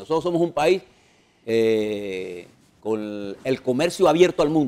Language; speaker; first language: Spanish; native; Spanish